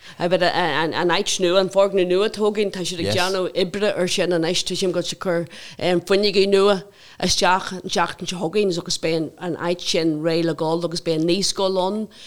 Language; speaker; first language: Irish; non-native, local second language; English